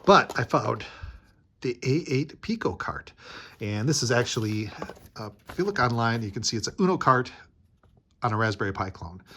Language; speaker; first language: English; native; English